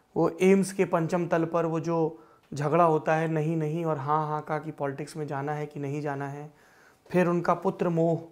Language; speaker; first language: Hindi; native; Hindi